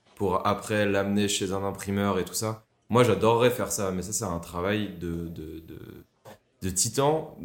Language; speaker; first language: French; native; French